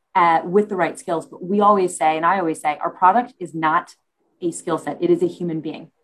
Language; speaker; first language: English; native; English